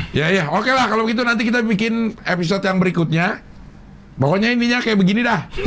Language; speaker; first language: Indonesian; native; Indonesian